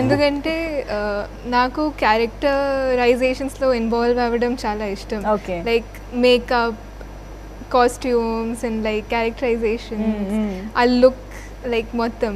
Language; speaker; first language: Telugu; non-native, learner; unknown